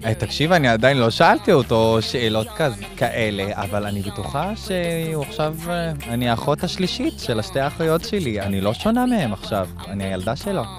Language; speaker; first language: Hebrew; non-native, local second language; Arabic